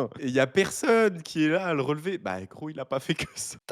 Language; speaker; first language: French; native; French